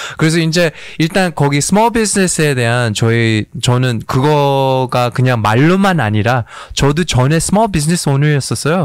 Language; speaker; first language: Korean; early bilingual, heritage; Korean